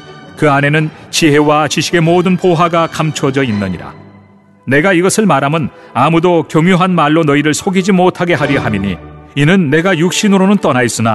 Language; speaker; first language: Korean; native; Korean